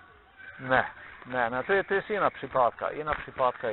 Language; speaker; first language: Polish; non-native, learner; Slovenian